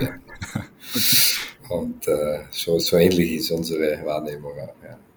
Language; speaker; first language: German; native; German